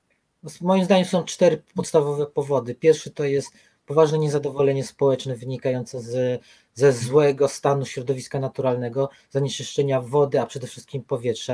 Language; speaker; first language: Polish; native; Polish